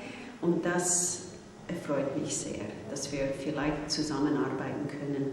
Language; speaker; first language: German; non-native, fluent; English